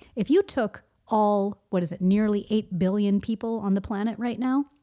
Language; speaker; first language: English; early bilingual, other home language; Hindi